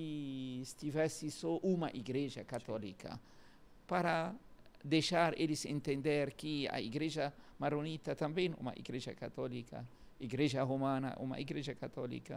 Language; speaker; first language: Portuguese; non-native, learner; Arabic